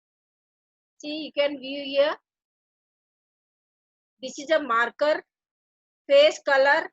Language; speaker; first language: English; non-native, local second language; Hindi